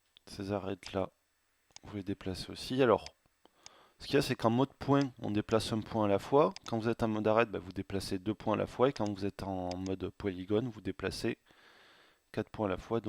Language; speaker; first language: French; native; French